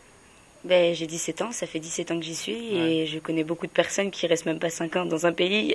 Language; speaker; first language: French; native; French